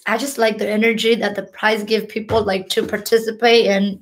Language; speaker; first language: English; early bilingual, other home language; Hmong